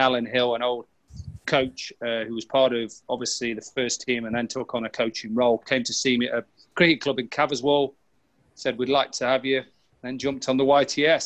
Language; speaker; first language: English; native; English